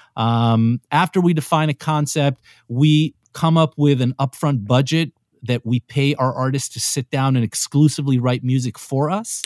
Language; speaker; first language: English; non-native, fluent; Hebrew